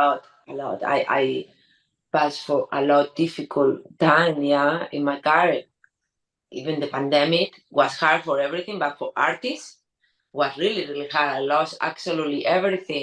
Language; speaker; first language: English; non-native, learner; Spanish